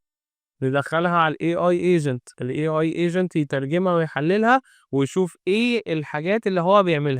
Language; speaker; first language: Arabic; native; Arabic